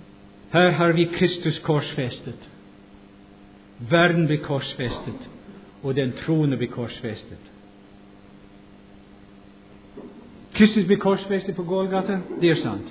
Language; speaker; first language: Swedish; non-native, fluent; English